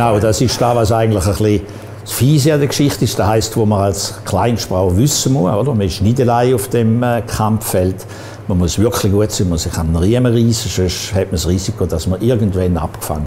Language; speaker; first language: German; native; German